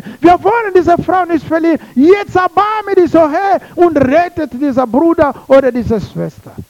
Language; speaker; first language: German; non-native, learner; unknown